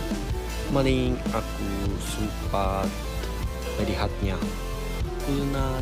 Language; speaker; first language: Indonesian; non-native, learner; Japanese